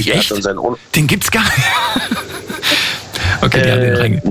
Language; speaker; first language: German; native; German